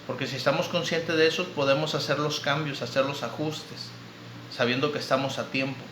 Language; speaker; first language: Spanish; native; Spanish